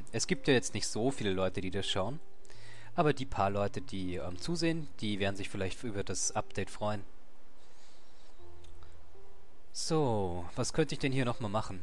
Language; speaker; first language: German; native; German